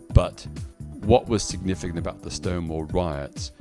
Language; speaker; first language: English; native; English